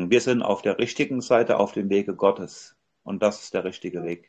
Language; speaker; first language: German; native; German